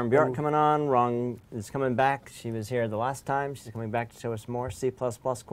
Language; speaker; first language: English; native; English